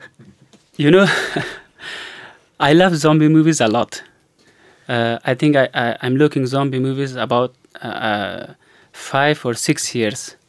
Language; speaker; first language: English; non-native, learner; Persian